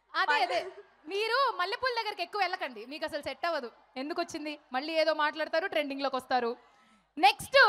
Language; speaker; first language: Telugu; native; Telugu